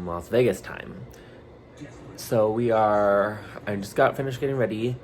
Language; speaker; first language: English; native; English